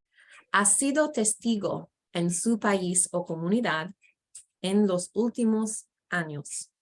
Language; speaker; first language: Spanish; non-native, fluent; English